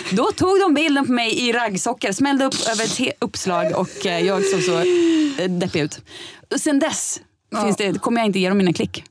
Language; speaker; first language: Swedish; native; Swedish